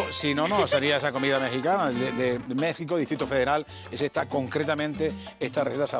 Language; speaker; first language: Spanish; native; Spanish